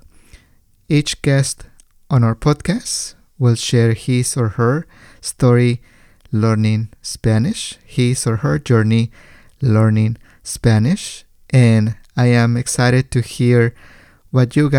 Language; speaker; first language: English; non-native, fluent; Spanish